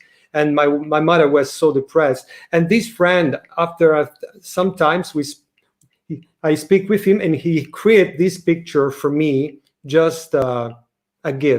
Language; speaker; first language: English; non-native, learner; French